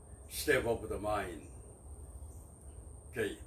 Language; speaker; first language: English; non-native, learner; Korean